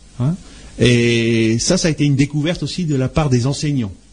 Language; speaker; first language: French; native; French